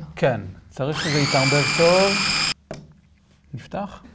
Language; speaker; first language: Hebrew; early bilingual, other home language; Spanish